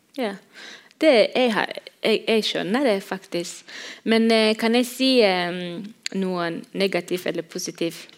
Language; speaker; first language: Norwegian; non-native, fluent; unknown